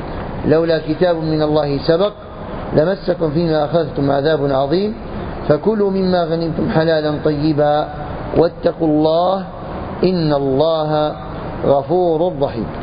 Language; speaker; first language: Arabic; native; Arabic